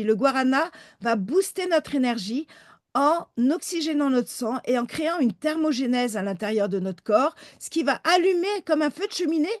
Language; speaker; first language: French; native; French